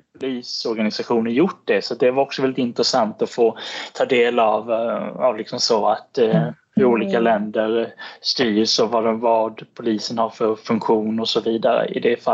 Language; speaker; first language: Swedish; native; Swedish